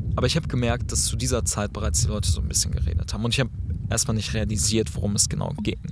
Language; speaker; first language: German; early bilingual, other home language; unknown